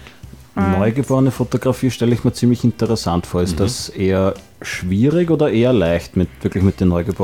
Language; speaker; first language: German; native; German